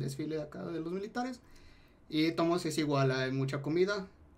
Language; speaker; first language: Spanish; native; Spanish